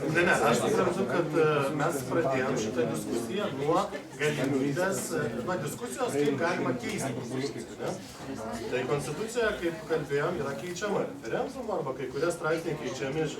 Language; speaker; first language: Lithuanian; native; Lithuanian